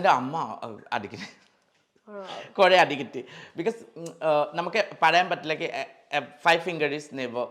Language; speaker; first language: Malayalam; non-native, local second language; Assamese